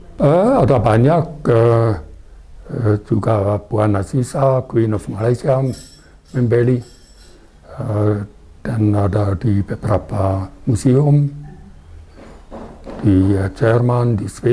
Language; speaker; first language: Indonesian; non-native, fluent; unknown